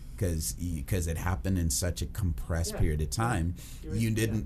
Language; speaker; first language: English; early bilingual, other home language; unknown